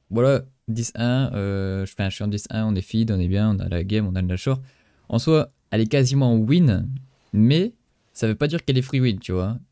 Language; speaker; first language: French; native; French